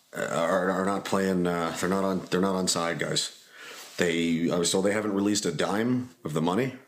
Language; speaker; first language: English; native; English